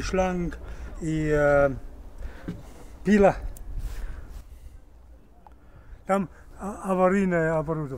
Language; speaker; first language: Russian; non-native, learner; German